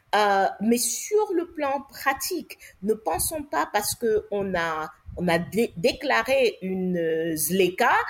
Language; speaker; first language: French; non-native, local second language; English